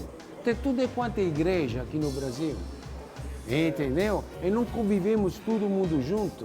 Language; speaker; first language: Portuguese; non-native, fluent; Italian